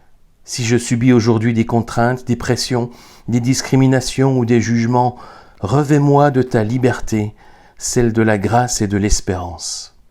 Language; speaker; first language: French; native; French